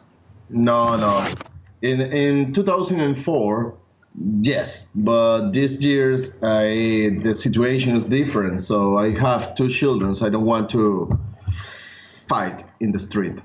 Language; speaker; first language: English; non-native, learner; Spanish